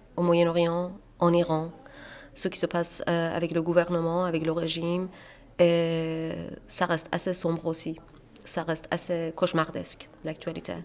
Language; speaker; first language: French; non-native, fluent; Persian